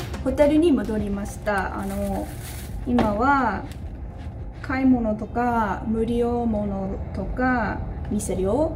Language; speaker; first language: Japanese; non-native, learner; English